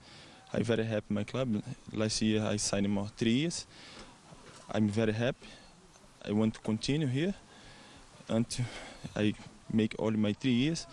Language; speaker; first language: English; non-native, learner; Portuguese